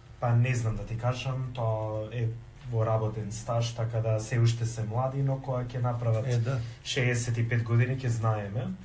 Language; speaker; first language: Macedonian; early bilingual, heritage; Macedonian